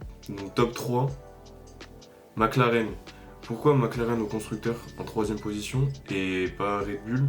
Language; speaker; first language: French; native; French